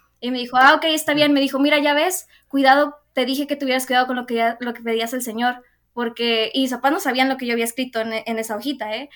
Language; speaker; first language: Spanish; native; Spanish